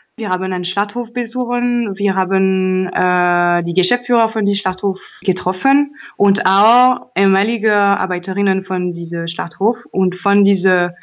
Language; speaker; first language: German; non-native, learner; French